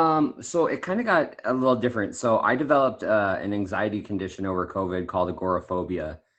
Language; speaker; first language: English; native; English